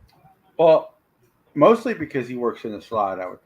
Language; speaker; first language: English; native; English